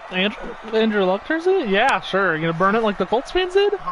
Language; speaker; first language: English; native; English